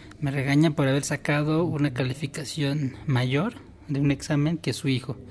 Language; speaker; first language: Spanish; non-native, local second language; Tzotzil